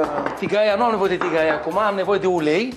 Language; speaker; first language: Romanian; non-native, learner; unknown